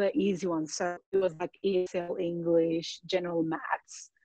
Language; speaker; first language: English; early bilingual, other home language; Arabic